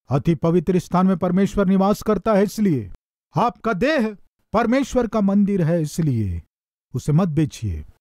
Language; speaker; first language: Hindi; non-native, local second language; Telugu